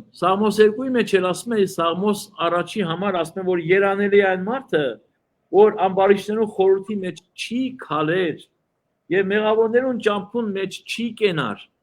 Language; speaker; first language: Armenian; early bilingual, heritage; Armenian